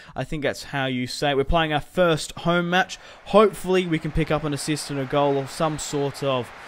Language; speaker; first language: English; native; English